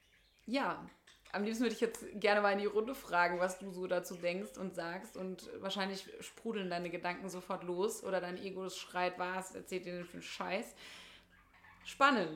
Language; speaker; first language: German; native; German